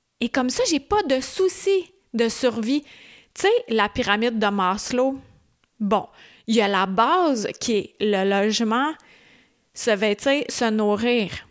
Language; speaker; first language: French; native; French